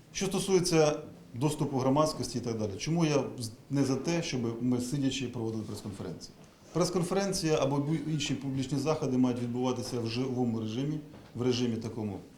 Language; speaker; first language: Ukrainian; native; Ukrainian